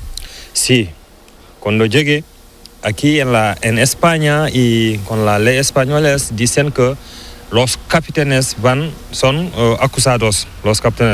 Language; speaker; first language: Spanish; non-native, learner; Fula